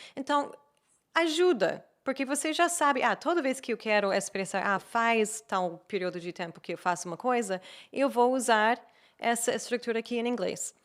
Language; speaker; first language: Portuguese; non-native, fluent; English